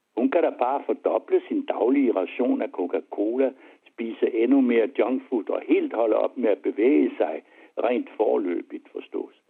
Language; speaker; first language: Danish; native; Danish